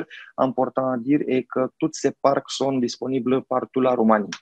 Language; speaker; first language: French; non-native, fluent; Romanian